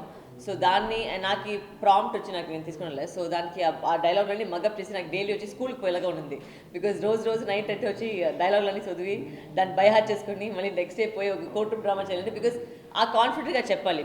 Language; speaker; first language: Telugu; non-native, local second language; Tamil